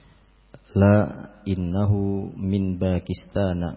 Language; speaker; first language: Arabic; non-native, fluent; Indonesian